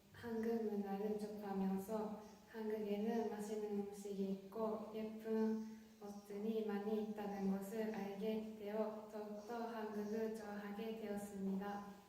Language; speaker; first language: Korean; non-native, fluent; Japanese